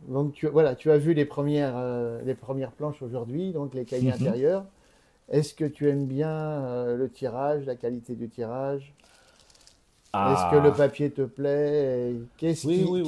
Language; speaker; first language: French; native; French